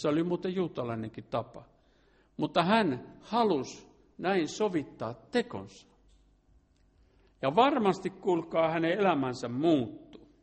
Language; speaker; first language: Finnish; native; Finnish